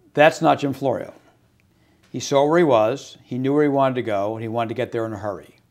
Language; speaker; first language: English; native; English